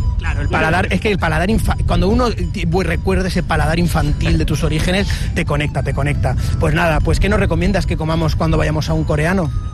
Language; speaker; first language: Spanish; native; Spanish